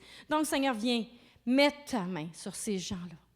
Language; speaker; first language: French; native; French